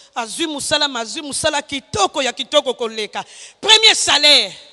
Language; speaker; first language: Lingala; non-native, local second language; Kongo